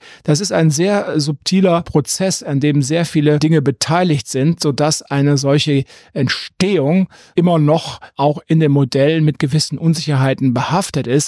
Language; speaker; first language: German; native; German